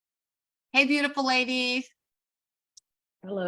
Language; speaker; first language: English; native; English